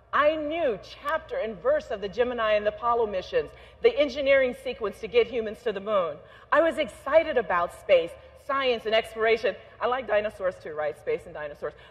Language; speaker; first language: English; native; English